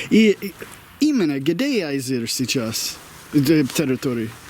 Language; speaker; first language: Russian; non-native, learner; English